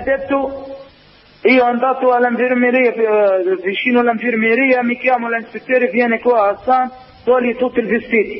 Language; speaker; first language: Italian; non-native, learner; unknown